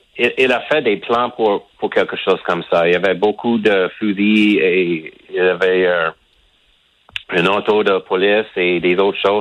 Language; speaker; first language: French; non-native, local second language; English